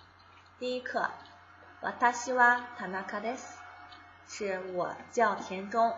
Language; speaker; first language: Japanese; non-native, fluent; Chinese